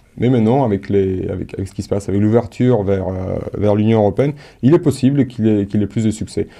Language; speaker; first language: French; non-native, fluent; Romanian